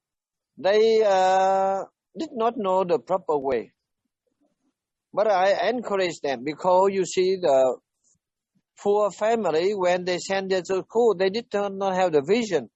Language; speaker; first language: English; non-native, learner; Vietnamese